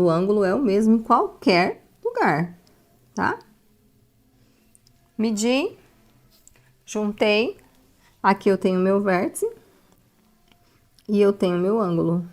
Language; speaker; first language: Portuguese; native; Portuguese